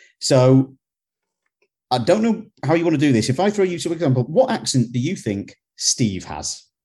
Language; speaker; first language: English; native; English